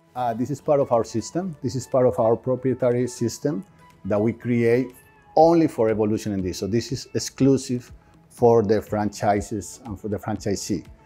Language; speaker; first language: English; non-native, fluent; Spanish